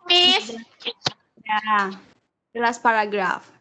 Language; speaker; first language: English; non-native, learner; Indonesian